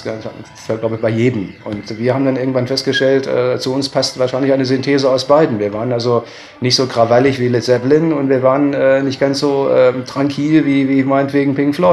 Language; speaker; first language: German; native; German